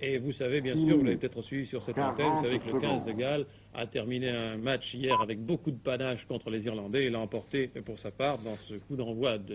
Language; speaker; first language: French; native; French